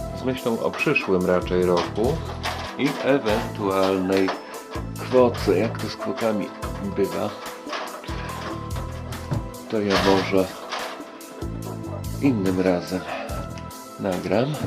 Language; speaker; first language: Polish; native; Polish